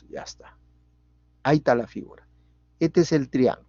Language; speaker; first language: Spanish; native; Spanish